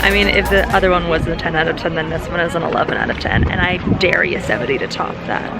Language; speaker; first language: English; native; English